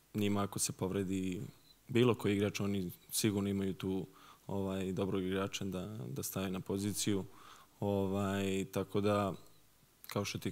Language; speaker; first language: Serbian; early bilingual, heritage; Serbian